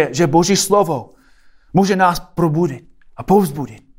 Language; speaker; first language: Czech; non-native, fluent; English